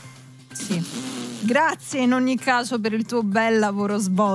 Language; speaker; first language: Italian; native; Italian